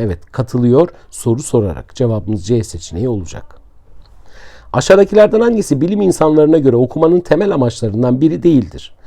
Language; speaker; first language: Turkish; native; Turkish